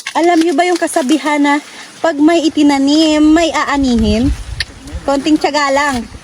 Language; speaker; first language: Filipino; non-native, local second language; Hiligaynon